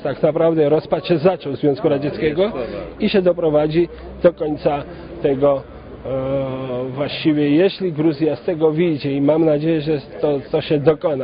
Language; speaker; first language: Polish; non-native, fluent; Georgian